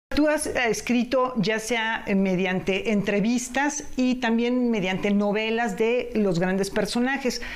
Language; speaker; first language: Spanish; native; Spanish